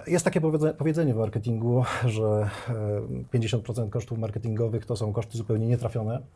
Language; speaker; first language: Polish; native; Polish